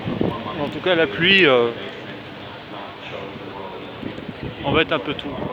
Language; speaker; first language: French; native; French